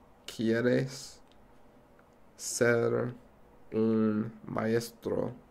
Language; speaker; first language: Spanish; non-native, learner; English